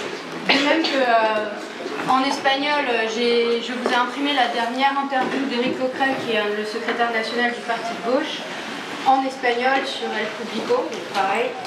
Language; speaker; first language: French; native; French